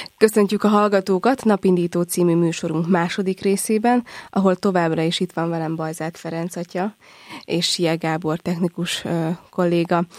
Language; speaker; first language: Hungarian; native; Hungarian